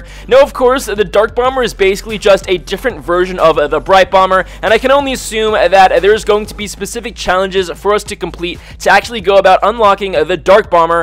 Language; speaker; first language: English; native; English